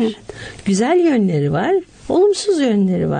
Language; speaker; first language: Turkish; native; Turkish